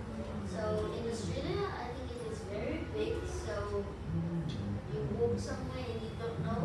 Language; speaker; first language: English; non-native, learner; Vietnamese